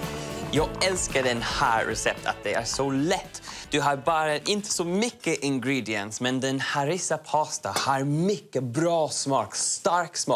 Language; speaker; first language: Swedish; non-native, learner; English